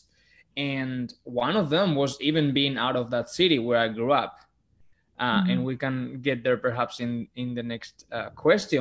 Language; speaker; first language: English; non-native, fluent; Spanish